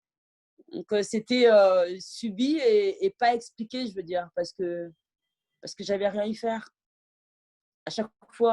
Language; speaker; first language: French; early bilingual, other home language; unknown